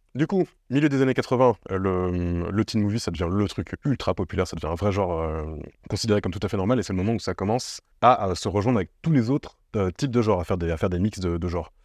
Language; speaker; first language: French; native; French